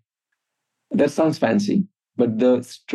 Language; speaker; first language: English; non-native, local second language; Hindi